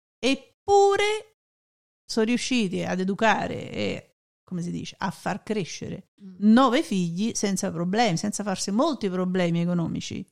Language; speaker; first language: Italian; native; Italian